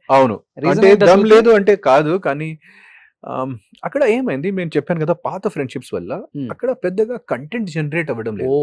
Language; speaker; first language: Telugu; non-native, fluent; Hindi